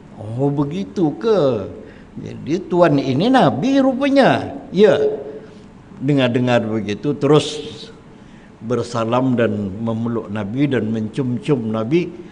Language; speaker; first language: Malay; native; Malay